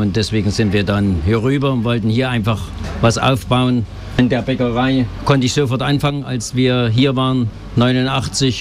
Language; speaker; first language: German; native; German